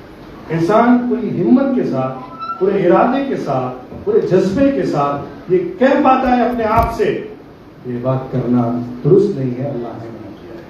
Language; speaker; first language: Urdu; native; Urdu